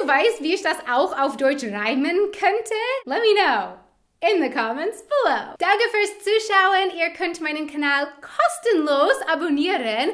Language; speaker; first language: German; non-native, fluent; English